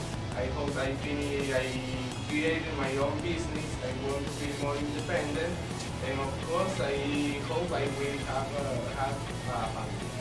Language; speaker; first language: English; non-native, learner; Spanish